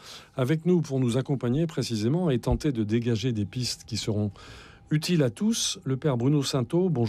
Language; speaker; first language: French; native; French